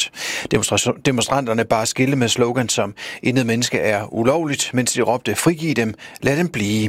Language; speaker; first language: Danish; native; Danish